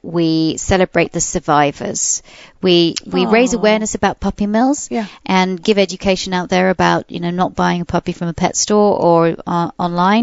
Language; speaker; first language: English; native; English